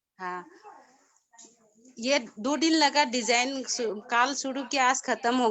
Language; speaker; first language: Hindi; non-native, local second language; Assamese